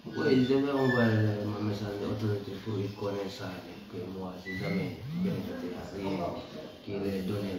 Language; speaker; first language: French; non-native, learner; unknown